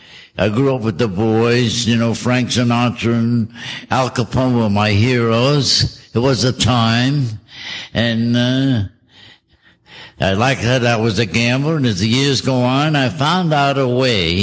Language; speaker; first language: English; native; English